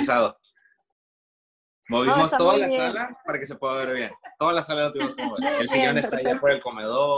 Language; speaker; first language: Spanish; native; Spanish